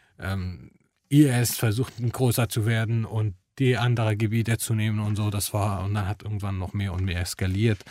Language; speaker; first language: German; non-native, fluent; Arabic